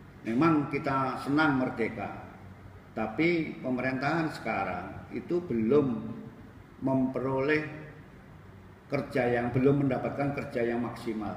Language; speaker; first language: Indonesian; native; Indonesian